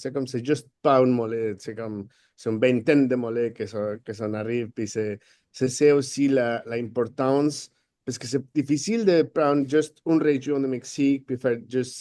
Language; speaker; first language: French; non-native, fluent; Spanish